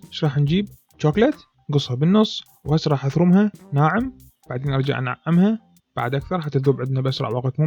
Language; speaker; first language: Arabic; native; Arabic